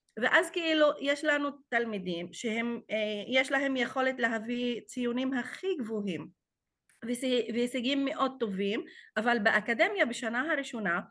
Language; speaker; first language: Hebrew; non-native, local second language; Arabic